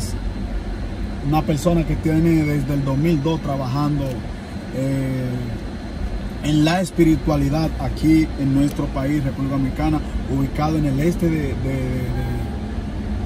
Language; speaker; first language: Spanish; native; Spanish